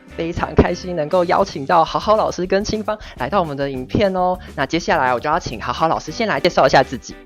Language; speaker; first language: Chinese; native; Chinese